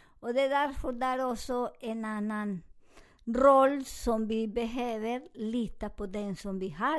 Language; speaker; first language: Swedish; non-native, learner; Spanish